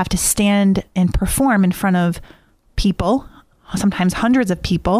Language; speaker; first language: English; native; English